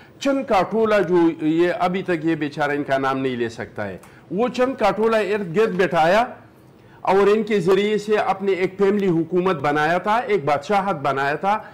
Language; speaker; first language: Urdu; non-native, local second language; Pashto